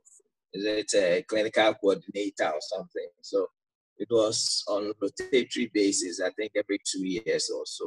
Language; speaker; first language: English; non-native, local second language; Akan